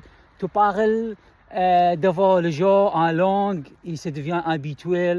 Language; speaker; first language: French; non-native, learner; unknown